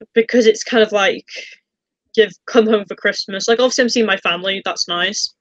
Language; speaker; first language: English; native; English